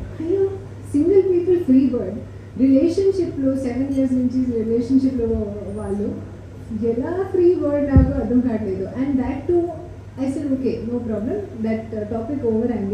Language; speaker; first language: Telugu; non-native, learner; Hindi